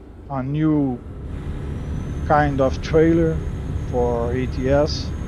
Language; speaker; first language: English; non-native, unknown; Portuguese